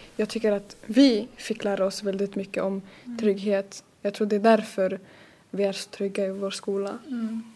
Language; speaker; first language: Swedish; early bilingual, other home language; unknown